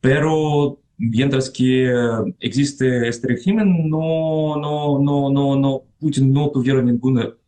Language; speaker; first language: Spanish; non-native, fluent; Russian